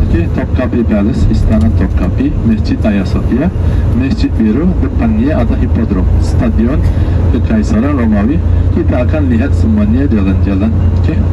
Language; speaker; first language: Indonesian; non-native, learner; Turkish